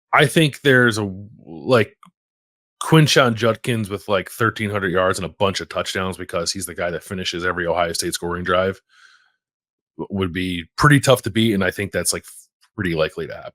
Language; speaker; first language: English; native; English